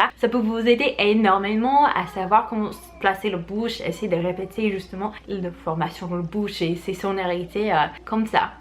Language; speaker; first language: French; non-native, fluent; English